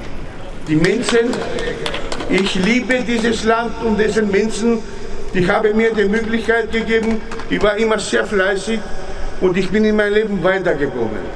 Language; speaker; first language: German; non-native, fluent; Greek